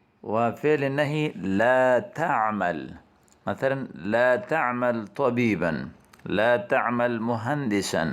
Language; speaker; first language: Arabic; non-native, fluent; Urdu